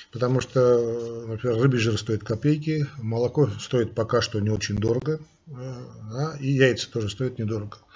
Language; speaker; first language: Russian; non-native, local second language; Armenian